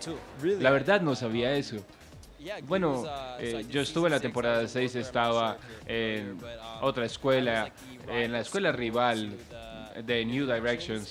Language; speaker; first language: Spanish; non-native, fluent; English